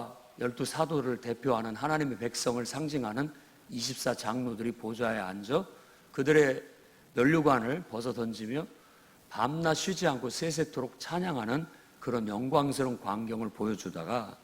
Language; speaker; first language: Korean; native; Korean